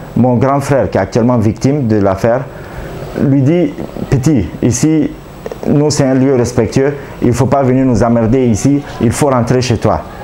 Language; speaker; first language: French; non-native, local second language; Arabic